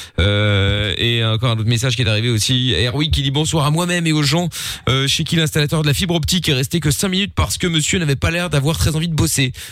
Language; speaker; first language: French; early bilingual, other home language; Portuguese